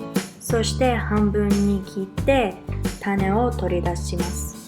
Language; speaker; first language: Japanese; non-native, learner; Bulgarian